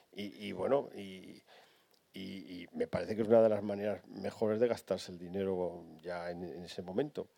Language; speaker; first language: Spanish; native; Spanish